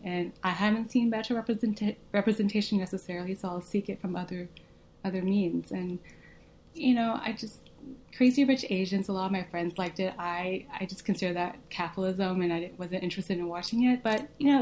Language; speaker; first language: English; early bilingual, other home language; Vietnamese